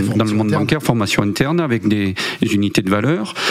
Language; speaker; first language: French; native; French